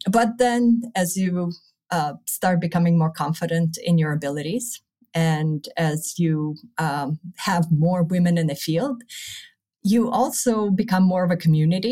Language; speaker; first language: English; early bilingual, other home language; Russian